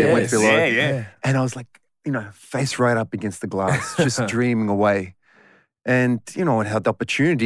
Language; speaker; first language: English; native; English